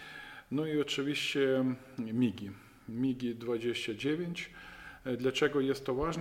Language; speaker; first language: Polish; non-native, fluent; Ukrainian